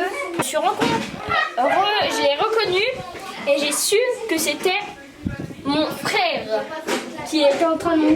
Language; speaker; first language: French; native; French